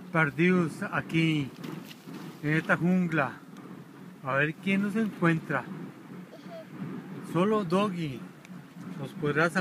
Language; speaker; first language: Spanish; native; Spanish